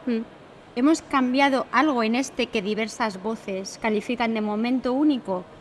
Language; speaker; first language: Spanish; native; Spanish